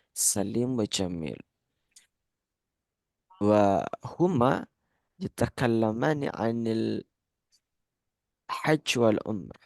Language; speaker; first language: Arabic; non-native, fluent; Indonesian